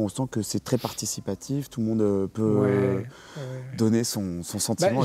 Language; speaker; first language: French; native; French